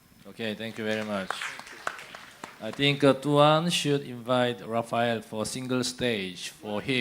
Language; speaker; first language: English; non-native, fluent; Korean